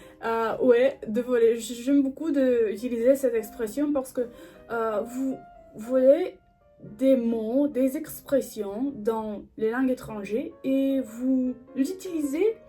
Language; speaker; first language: French; non-native, learner; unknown